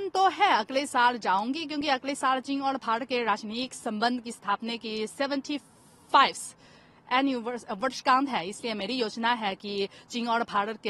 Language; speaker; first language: Hindi; non-native, fluent; Chinese